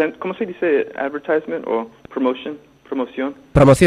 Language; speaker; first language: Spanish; non-native, fluent; English